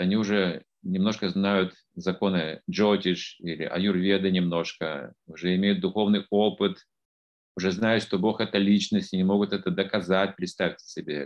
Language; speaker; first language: Russian; native; Russian